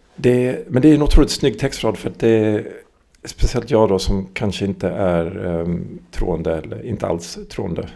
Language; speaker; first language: Swedish; early bilingual, other home language; English